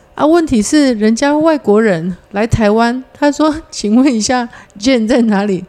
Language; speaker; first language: Chinese; native; Chinese